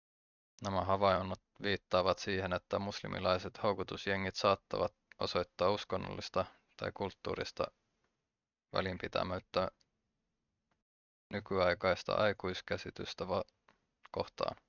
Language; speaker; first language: Finnish; native; Finnish